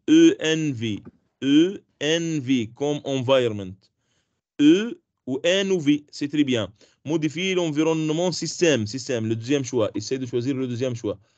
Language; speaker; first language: French; non-native, local second language; Arabic